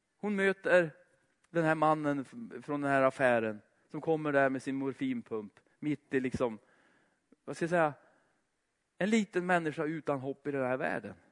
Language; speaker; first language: Swedish; native; Swedish